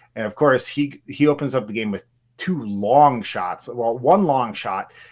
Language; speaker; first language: English; native; English